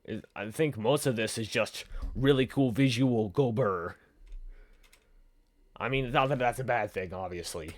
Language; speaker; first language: English; native; English